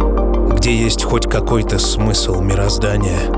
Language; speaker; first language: Russian; native; Russian